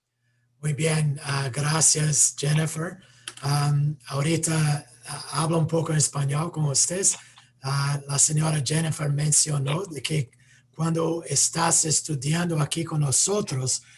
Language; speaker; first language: Spanish; non-native, fluent; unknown